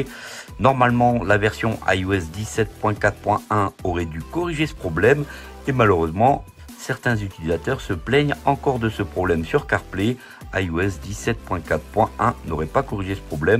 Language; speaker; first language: French; native; French